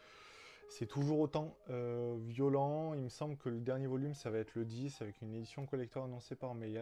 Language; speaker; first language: French; native; French